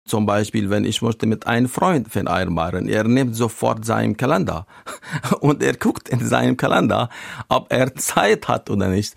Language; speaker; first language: German; non-native, learner; Arabic